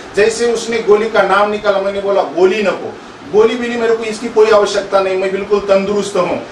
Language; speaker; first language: Hindi; non-native, local second language; Marathi